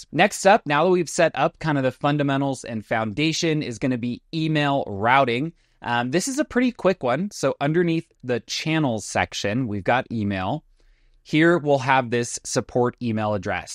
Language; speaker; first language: English; native; English